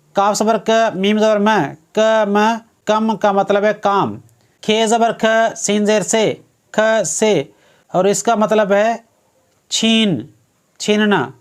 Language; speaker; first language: Urdu; non-native, local second language; Sindhi